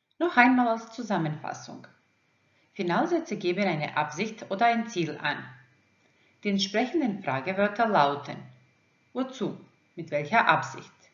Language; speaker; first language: German; non-native, fluent; Croatian